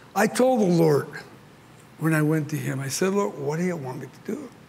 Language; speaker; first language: English; early bilingual, other home language; Spanish